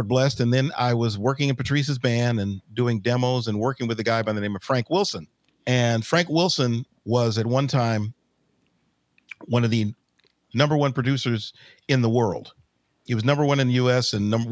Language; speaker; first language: English; native; English